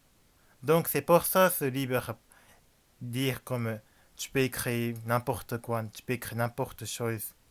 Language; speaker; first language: French; non-native, learner; Japanese